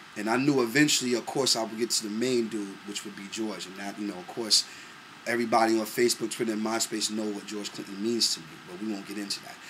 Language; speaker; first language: English; native; English